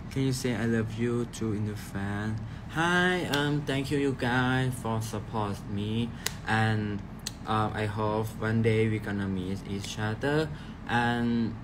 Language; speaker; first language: English; non-native, learner; Thai